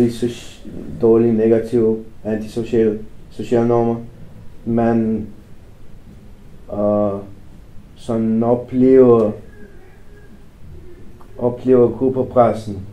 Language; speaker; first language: Danish; non-native, fluent; Romanian